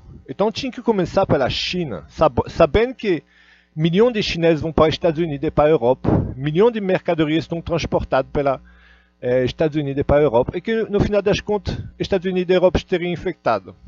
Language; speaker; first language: Portuguese; non-native, fluent; Russian